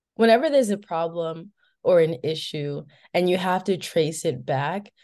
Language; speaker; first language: English; native; English